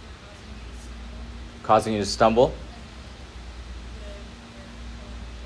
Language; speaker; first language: English; non-native, local second language; Filipino